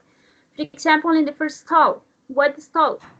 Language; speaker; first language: English; non-native, learner; Spanish